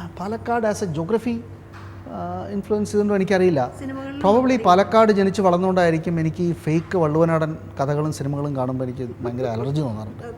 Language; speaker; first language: Malayalam; native; Malayalam